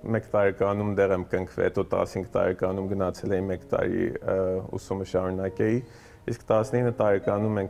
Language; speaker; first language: Armenian; early bilingual, heritage; Armenian